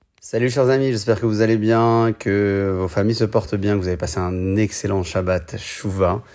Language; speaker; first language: French; native; French